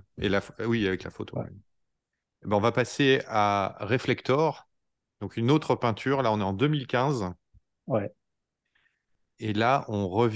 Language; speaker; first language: French; native; French